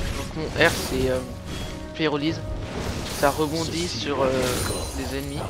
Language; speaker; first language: French; native; French